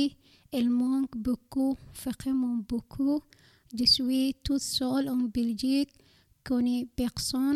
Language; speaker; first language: French; non-native, learner; Somali